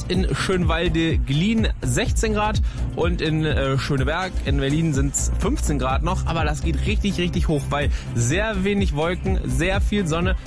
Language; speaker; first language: German; native; German